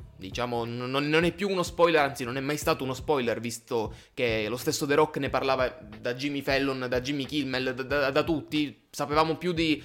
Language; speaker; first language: Italian; native; Italian